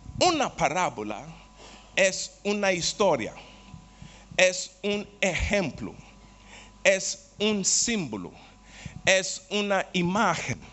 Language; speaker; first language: Spanish; non-native, learner; Portuguese